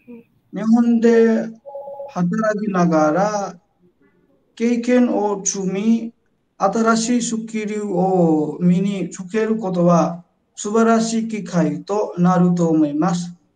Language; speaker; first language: Japanese; non-native, learner; Nepali